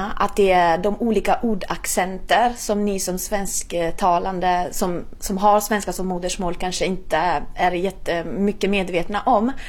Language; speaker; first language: Swedish; non-native, fluent; Italian